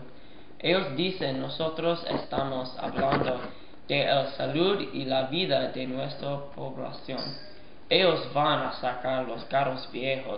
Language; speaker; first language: Spanish; non-native, learner; English